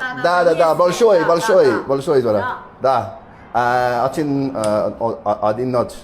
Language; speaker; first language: Russian; non-native, learner; English